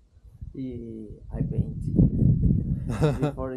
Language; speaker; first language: English; non-native, learner; Spanish